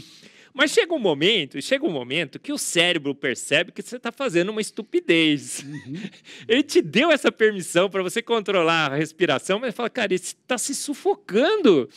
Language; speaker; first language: Portuguese; native; Portuguese